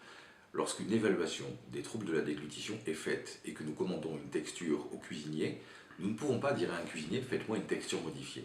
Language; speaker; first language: French; native; French